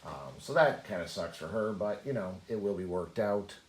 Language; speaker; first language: English; native; English